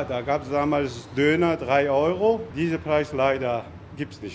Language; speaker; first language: German; non-native, learner; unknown